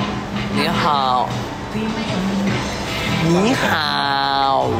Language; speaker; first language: Chinese; non-native, learner; Thai